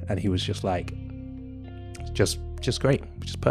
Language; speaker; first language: English; native; English